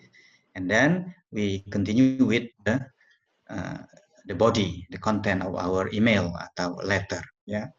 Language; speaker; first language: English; non-native, fluent; Indonesian